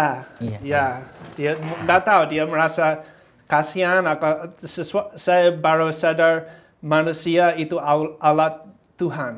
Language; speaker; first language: Indonesian; non-native, fluent; English